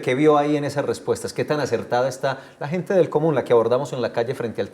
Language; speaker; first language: Spanish; native; Spanish